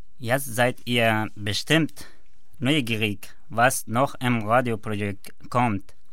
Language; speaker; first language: German; non-native, learner; Persian